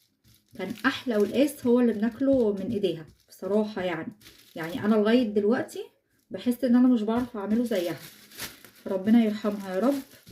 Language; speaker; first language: Arabic; native; Arabic